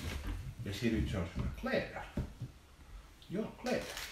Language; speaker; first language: Swedish; non-native, fluent; Indonesian